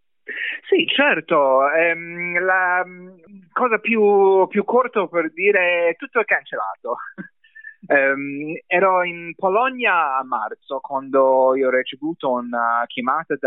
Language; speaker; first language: Italian; non-native, fluent; English